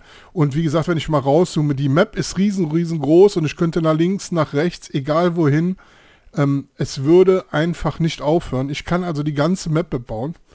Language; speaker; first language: German; native; German